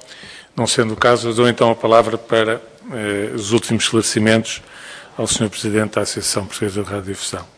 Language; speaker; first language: Portuguese; native; Portuguese